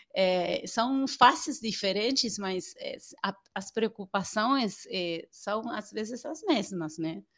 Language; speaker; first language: Portuguese; non-native, fluent; Spanish